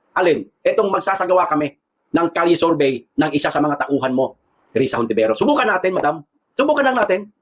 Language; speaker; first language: Filipino; non-native, local second language; Cebuano